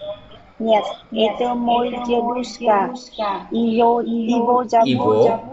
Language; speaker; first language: Russian; non-native, learner; Vietnamese